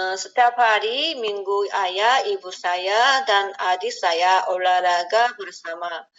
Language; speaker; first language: Indonesian; non-native, learner; Korean